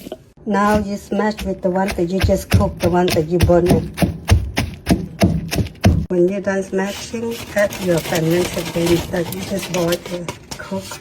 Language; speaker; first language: English; non-native, local second language; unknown